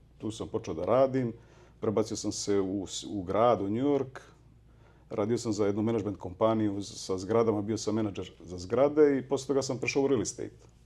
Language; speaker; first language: Serbian; native; Serbian